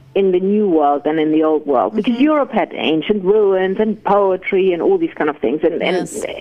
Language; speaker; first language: English; non-native, fluent; German